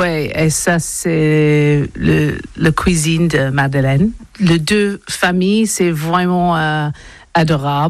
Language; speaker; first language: French; non-native, learner; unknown